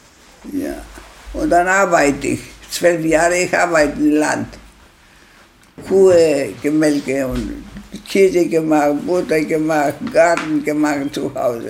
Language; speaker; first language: German; non-native, learner; Greek